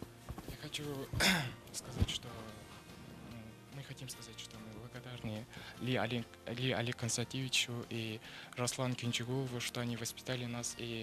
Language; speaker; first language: Russian; non-native, local second language; Kazakh